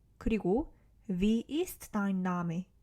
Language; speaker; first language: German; non-native, learner; Korean